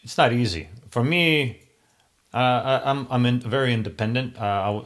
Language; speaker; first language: English; early bilingual, other home language; Greek